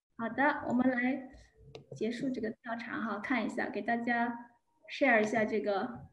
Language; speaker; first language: Chinese; native; Chinese